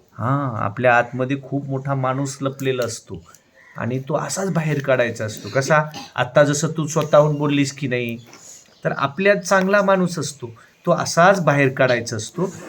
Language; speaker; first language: Marathi; native; Marathi